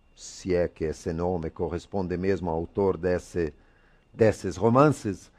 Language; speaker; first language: Portuguese; non-native, fluent; Italian